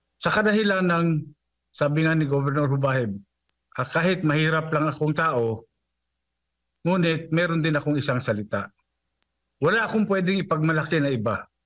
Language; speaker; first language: Filipino; non-native, local second language; Cebuano